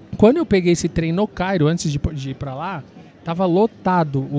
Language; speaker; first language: Portuguese; native; Portuguese